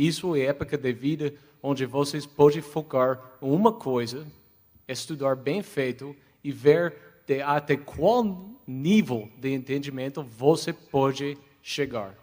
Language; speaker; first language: Portuguese; non-native, fluent; English